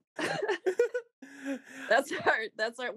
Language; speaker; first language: English; native; English